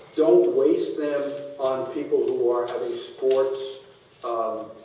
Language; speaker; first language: English; native; English